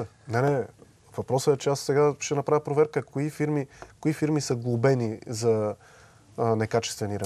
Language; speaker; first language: Bulgarian; native; Bulgarian